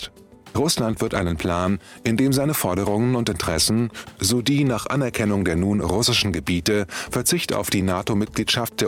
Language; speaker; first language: German; native; German